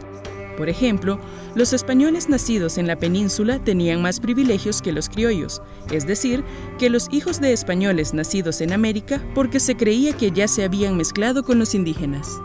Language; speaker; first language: Spanish; native; Spanish